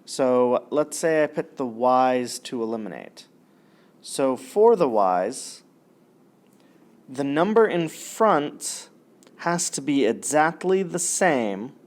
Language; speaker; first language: English; native; English